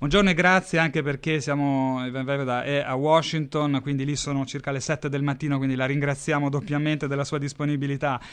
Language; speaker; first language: Italian; native; Italian